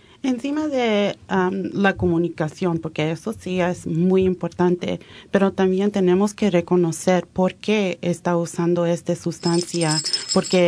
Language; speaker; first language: Spanish; early bilingual, heritage; Spanish